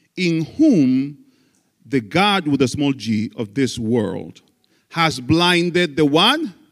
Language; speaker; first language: English; non-native, fluent; Spanish